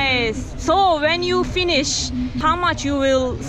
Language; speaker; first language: English; non-native, learner; Turkish